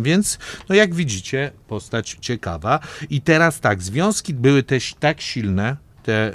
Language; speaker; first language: Polish; native; Polish